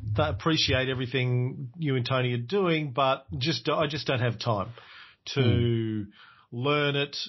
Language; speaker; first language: English; native; English